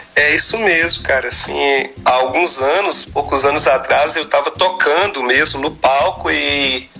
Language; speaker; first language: Portuguese; native; Portuguese